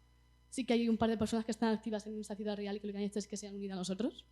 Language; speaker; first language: Spanish; native; Spanish